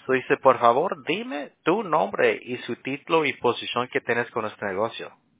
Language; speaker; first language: Spanish; non-native, learner; English